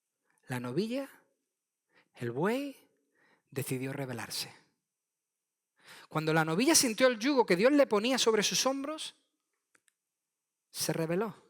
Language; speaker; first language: Spanish; native; Spanish